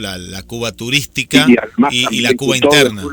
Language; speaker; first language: Spanish; native; Spanish